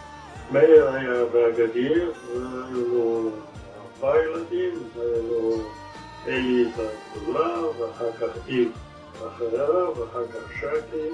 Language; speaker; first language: Hebrew; non-native, fluent; Arabic